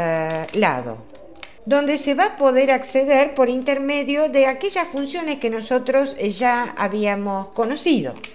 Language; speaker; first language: Spanish; native; Spanish